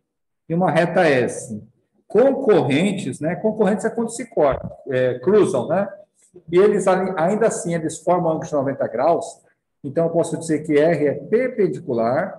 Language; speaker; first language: Portuguese; native; Portuguese